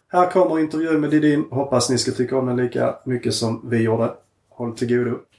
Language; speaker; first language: Swedish; native; Swedish